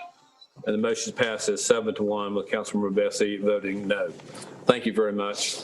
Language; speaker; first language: English; native; English